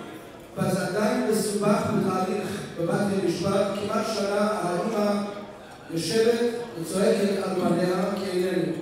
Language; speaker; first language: Hebrew; non-native, fluent; English